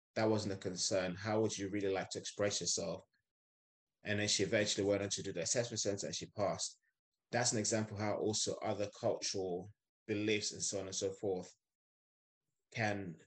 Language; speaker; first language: English; non-native, local second language; Yoruba